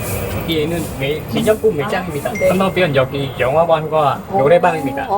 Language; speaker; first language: Korean; non-native, learner; Vietnamese